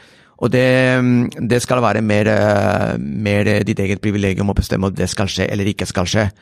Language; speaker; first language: Norwegian; non-native, fluent; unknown